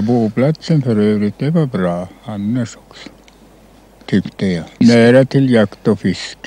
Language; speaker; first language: Swedish; non-native, local second language; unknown